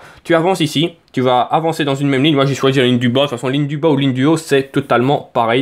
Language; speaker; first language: French; native; French